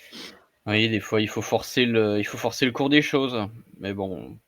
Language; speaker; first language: French; native; French